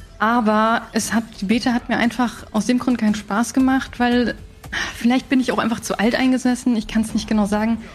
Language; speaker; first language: German; early bilingual, other home language; Spanish